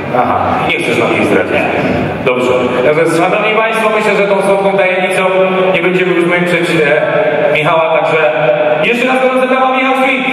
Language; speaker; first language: Polish; native; Polish